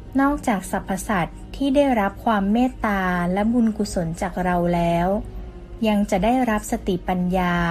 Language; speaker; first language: Thai; native; Thai